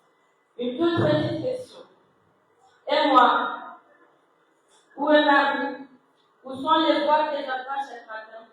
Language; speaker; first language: French; non-native, local second language; Comorian